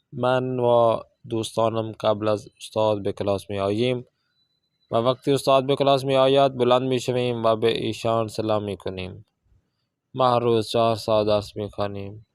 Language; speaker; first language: Persian; non-native, fluent; Urdu